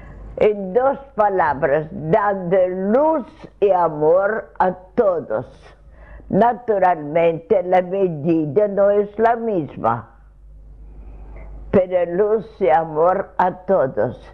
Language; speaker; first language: Spanish; non-native, fluent; Russian